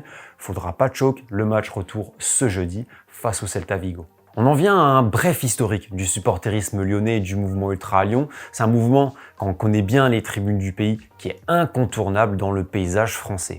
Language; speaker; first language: French; native; French